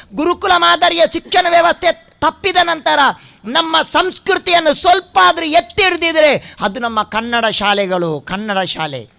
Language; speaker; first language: Kannada; non-native, local second language; Tulu